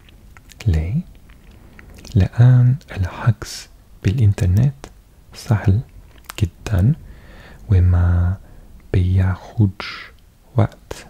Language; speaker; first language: Arabic; non-native, learner; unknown